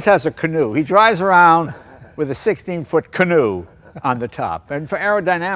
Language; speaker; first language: English; native; English